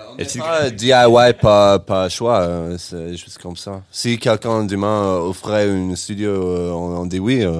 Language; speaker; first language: French; non-native, learner; English